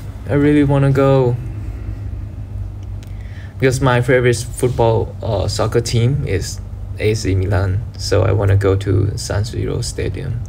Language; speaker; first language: English; non-native, learner; Thai